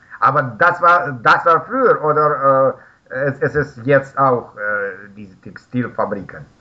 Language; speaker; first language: German; non-native, learner; Russian